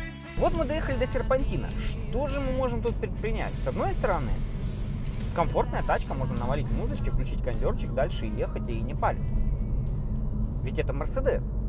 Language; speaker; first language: Russian; native; Russian